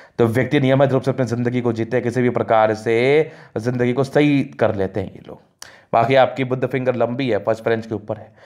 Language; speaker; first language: Hindi; native; Hindi